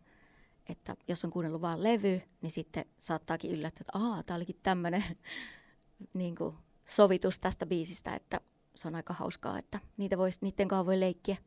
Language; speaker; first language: Finnish; native; Finnish